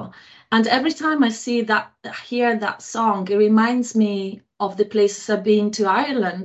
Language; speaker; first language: English; non-native, fluent; Italian